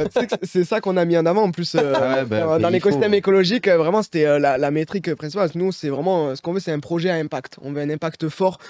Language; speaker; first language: French; native; French